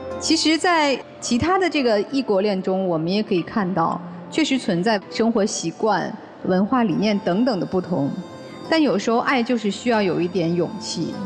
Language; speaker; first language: Chinese; native; Chinese